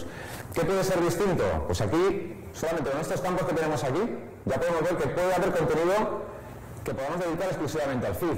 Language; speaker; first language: Spanish; native; Spanish